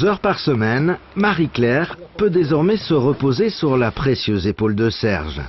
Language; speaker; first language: French; native; French